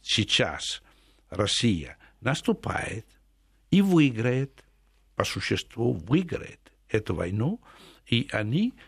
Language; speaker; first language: Russian; non-native, fluent; Italian